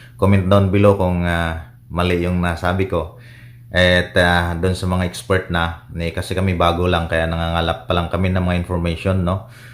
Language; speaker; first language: Filipino; native; Filipino